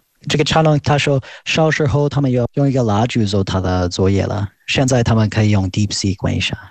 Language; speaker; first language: Chinese; non-native, fluent; English